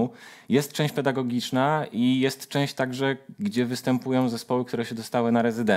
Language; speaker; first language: Polish; native; Polish